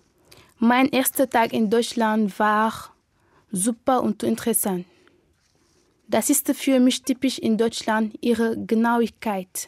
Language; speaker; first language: German; non-native, learner; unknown